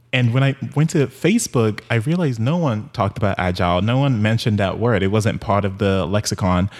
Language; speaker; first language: English; non-native, local second language; Yoruba